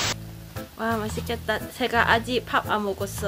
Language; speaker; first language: Korean; non-native, learner; Cantonese